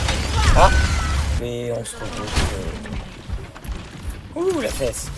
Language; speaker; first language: French; native; French